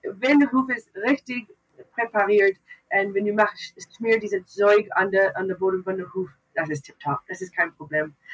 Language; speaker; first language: German; non-native, learner; English